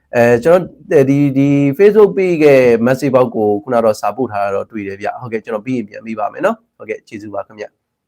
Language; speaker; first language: Burmese; native; Burmese